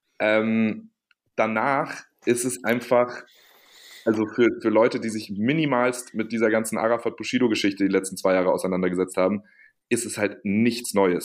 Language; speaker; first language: German; native; German